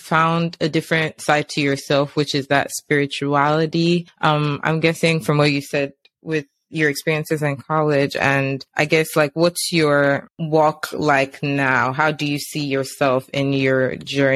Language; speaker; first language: English; non-native, local second language; Yoruba